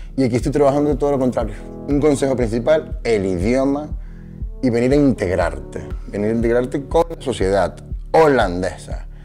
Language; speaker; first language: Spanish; native; Spanish